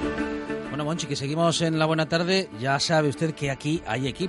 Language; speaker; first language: Spanish; native; Spanish